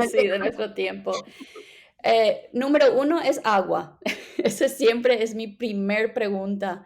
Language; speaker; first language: Spanish; non-native, fluent; English